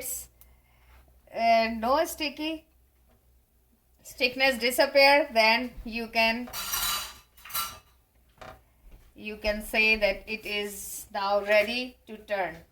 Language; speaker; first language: English; non-native, learner; Hindi